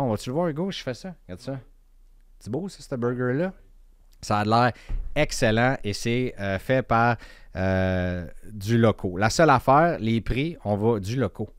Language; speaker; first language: French; native; French